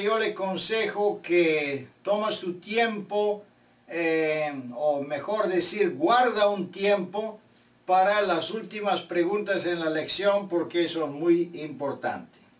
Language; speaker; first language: Spanish; non-native, fluent; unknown